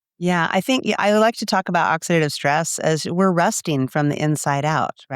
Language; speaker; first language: English; native; English